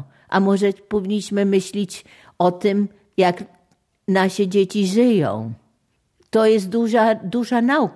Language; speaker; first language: Polish; non-native, fluent; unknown